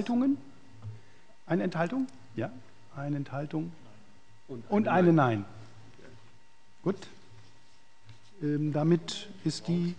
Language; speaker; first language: German; native; German